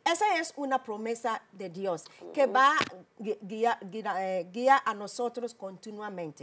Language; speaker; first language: Spanish; non-native, learner; English